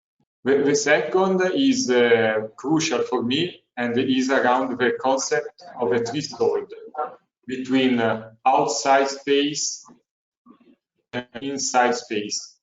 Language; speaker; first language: English; non-native, learner; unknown